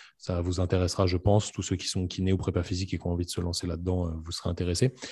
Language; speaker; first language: French; native; French